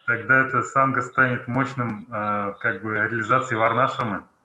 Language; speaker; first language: Russian; native; Russian